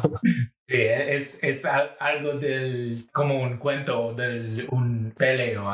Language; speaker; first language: Spanish; non-native, fluent; English